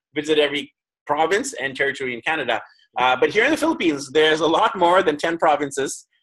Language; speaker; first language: English; native; English